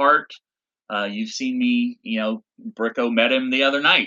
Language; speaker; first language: English; native; English